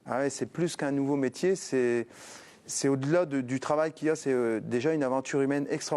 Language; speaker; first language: French; native; French